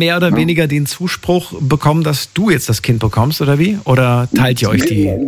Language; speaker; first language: German; native; German